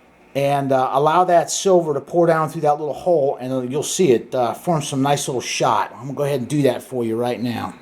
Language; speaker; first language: English; native; English